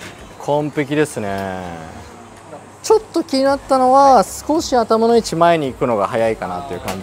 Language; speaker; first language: Japanese; native; Japanese